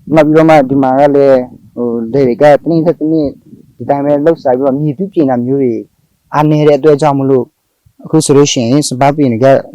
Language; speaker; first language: Burmese; non-native, local second language; S'gaw Karen